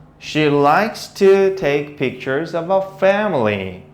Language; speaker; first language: English; non-native, fluent; Korean